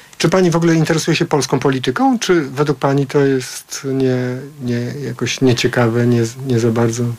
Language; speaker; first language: Polish; native; Polish